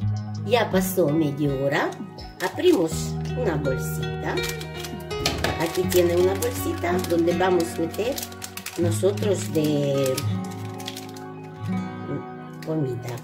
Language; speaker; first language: Spanish; non-native, learner; Ukrainian